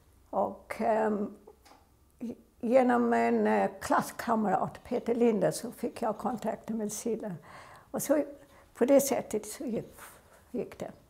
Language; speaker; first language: Swedish; non-native, fluent; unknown